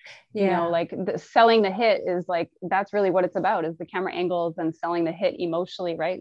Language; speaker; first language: English; native; English